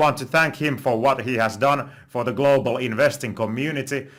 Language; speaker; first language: English; non-native, fluent; Finnish